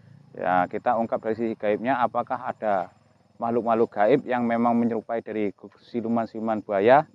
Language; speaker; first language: Indonesian; native; Indonesian